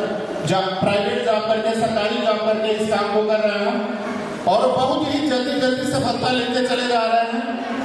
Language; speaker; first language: Hindi; native; Hindi